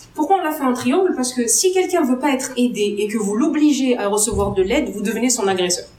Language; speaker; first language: French; non-native, local second language; Arabic